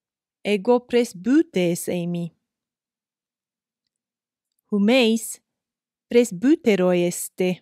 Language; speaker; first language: Greek; non-native, fluent; English